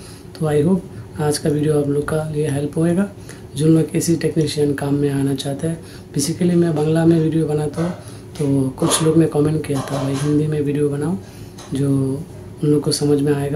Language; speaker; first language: Hindi; non-native, fluent; Bangla